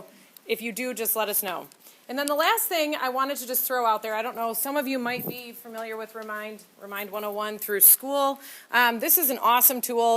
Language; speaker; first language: English; native; English